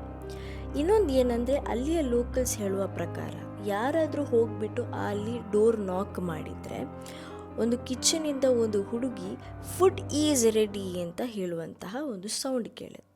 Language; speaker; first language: Kannada; native; Kannada